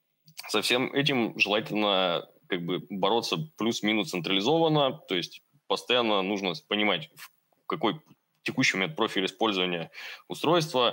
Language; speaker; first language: Russian; native; Russian